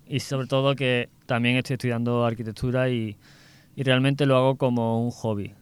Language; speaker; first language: Spanish; native; Spanish